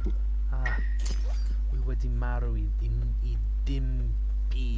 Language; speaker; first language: Welsh; non-native, learner; English